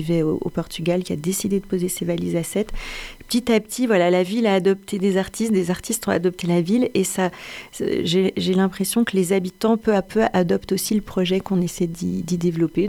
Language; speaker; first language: French; native; French